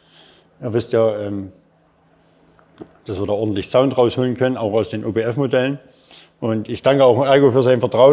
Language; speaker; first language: German; native; German